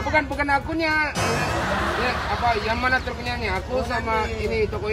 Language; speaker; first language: Indonesian; non-native, learner; Japanese